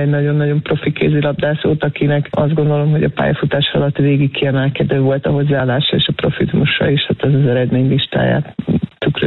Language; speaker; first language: Hungarian; native; Hungarian